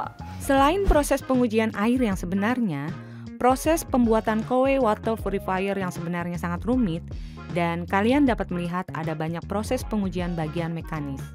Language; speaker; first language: Indonesian; native; Indonesian